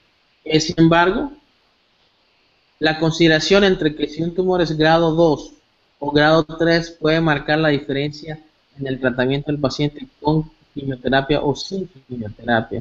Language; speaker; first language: Spanish; native; Spanish